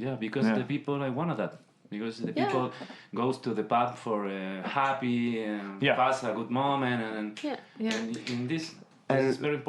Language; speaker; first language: English; non-native, learner; Spanish